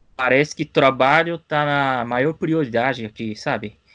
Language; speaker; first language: Portuguese; non-native, fluent; Japanese